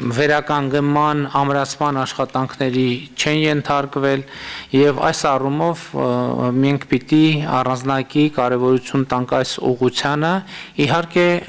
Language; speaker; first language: Armenian; native; Armenian